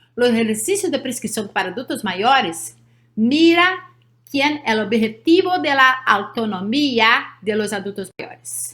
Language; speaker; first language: Spanish; non-native, learner; Portuguese